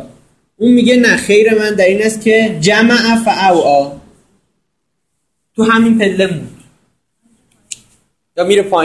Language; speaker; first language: Persian; native; Persian